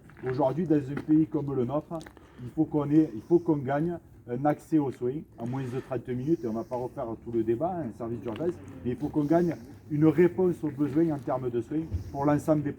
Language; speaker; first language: French; native; French